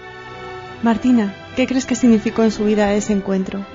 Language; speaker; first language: Spanish; native; Spanish